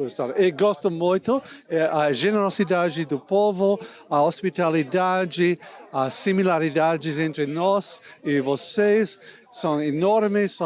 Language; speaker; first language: Portuguese; non-native, learner; English